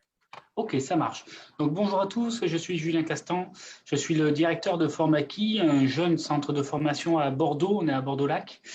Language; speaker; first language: French; native; French